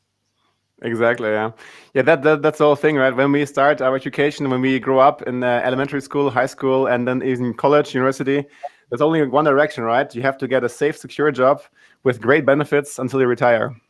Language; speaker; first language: English; non-native, fluent; German